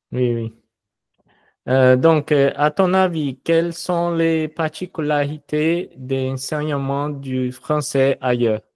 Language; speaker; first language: French; non-native, fluent; Portuguese